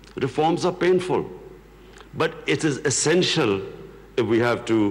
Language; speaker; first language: English; non-native, local second language; Urdu